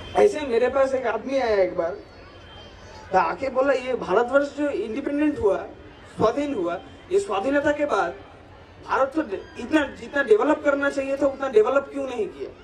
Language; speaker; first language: Hindi; non-native, local second language; Bangla